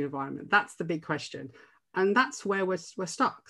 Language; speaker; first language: English; native; English